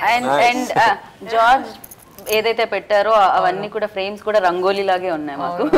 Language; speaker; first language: Telugu; native; Telugu